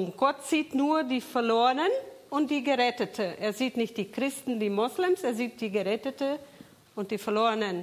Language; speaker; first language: German; non-native, fluent; Portuguese